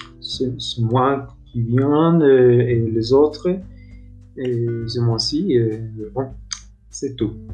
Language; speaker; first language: French; non-native, learner; Spanish